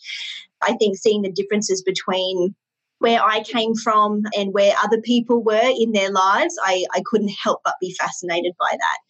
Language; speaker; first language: English; native; English